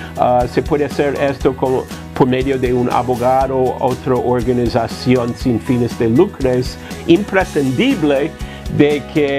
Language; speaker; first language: Spanish; non-native, fluent; English